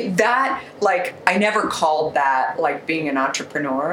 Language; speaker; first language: English; native; English